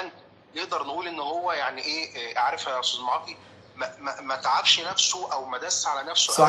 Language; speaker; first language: Arabic; native; Arabic